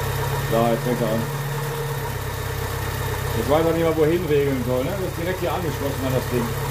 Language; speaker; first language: German; native; German